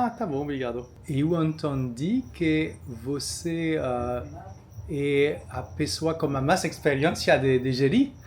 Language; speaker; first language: Portuguese; non-native, learner; French